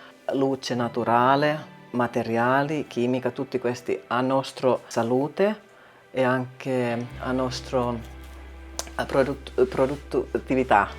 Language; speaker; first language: Italian; non-native, learner; Finnish